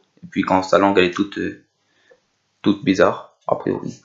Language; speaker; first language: French; native; French